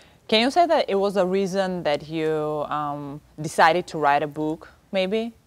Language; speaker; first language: English; non-native, learner; Armenian